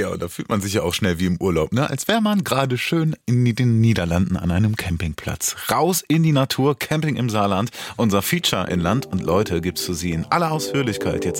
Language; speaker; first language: German; native; German